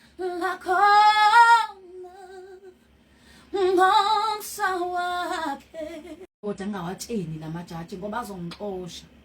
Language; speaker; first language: Zulu; native; Zulu